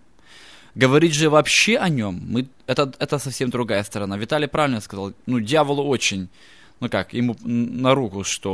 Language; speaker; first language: Russian; native; Russian